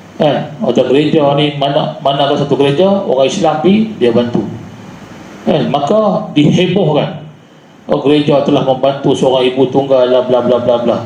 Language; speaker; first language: Malay; native; Malay